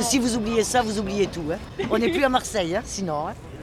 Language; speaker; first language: French; native; French